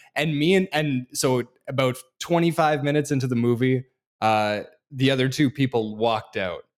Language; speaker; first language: English; native; English